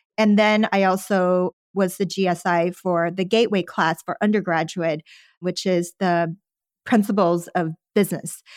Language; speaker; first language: English; early bilingual, other home language; Chinese